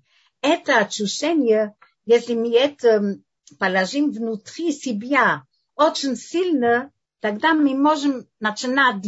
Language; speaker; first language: Russian; non-native, fluent; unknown